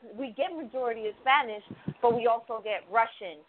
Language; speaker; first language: English; early bilingual, other home language; Spanish